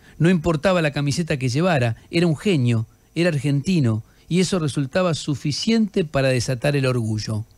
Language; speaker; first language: Spanish; native; Spanish